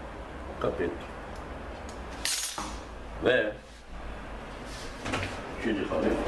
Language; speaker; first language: Hebrew; native; Hebrew